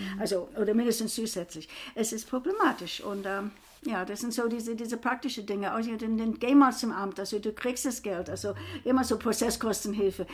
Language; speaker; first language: German; non-native, fluent; English